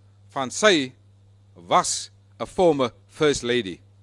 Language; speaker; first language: English; non-native, local second language; Afrikaans